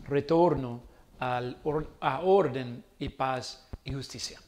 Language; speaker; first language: Spanish; non-native, learner; English